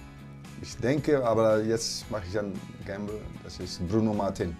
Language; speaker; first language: German; non-native, learner; Dutch